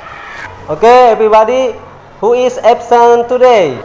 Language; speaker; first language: English; non-native, learner; Indonesian